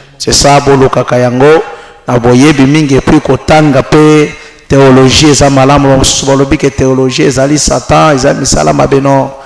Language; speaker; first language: Lingala; non-native, local second language; Luba-Lulua